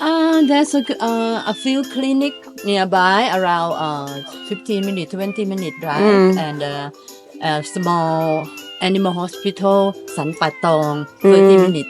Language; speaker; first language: English; non-native, local second language; Thai